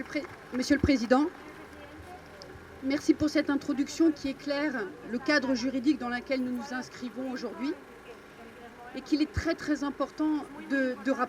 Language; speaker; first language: French; native; French